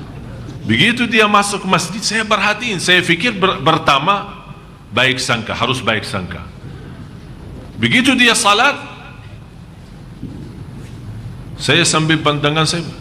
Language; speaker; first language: Indonesian; non-native, fluent; Arabic